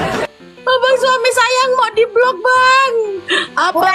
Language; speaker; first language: Indonesian; native; Indonesian